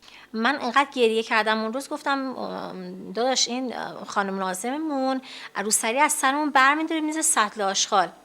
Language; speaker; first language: Persian; native; Persian